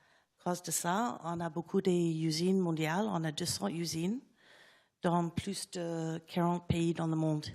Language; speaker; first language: French; non-native, learner; English